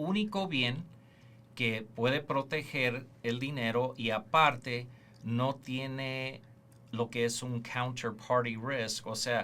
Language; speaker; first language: Spanish; early bilingual, heritage; Spanish